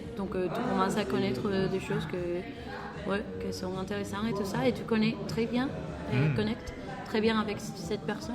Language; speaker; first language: French; non-native, learner; Spanish